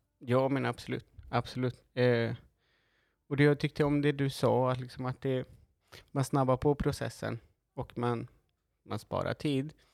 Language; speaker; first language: Swedish; non-native, fluent; Spanish